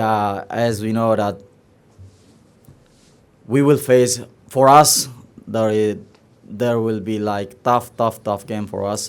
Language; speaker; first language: English; non-native, fluent; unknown